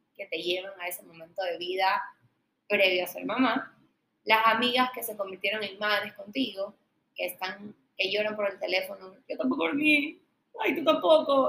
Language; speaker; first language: Spanish; native; Spanish